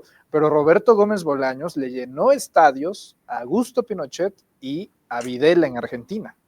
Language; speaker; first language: Spanish; native; Spanish